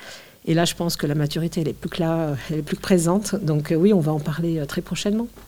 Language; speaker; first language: French; native; French